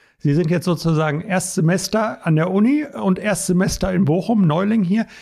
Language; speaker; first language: German; native; German